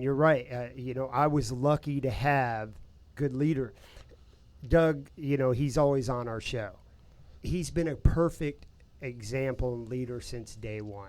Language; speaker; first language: English; native; English